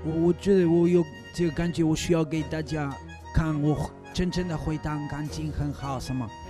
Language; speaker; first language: Chinese; non-native, learner; Spanish